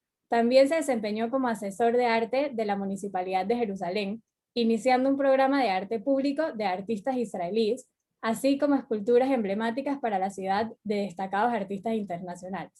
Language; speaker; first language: Spanish; native; Spanish